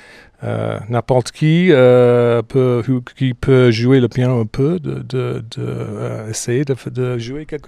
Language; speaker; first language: French; non-native, fluent; English